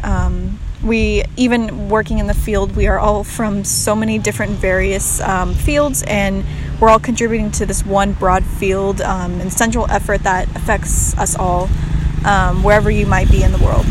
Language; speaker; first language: English; native; English